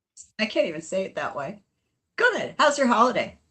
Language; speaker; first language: English; native; English